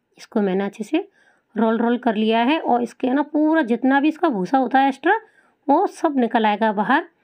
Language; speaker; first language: Hindi; native; Hindi